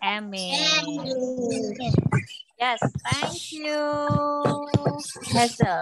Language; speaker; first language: English; non-native, fluent; Indonesian